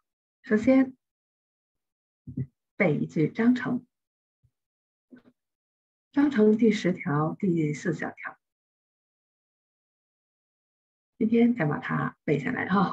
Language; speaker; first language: Chinese; native; Chinese